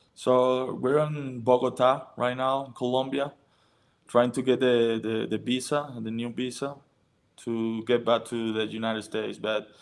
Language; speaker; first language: English; non-native, learner; Spanish